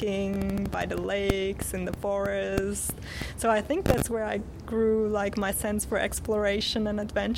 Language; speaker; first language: English; non-native, fluent; Swiss German